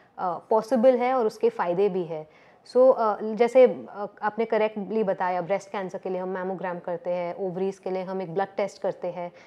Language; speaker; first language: Hindi; native; Hindi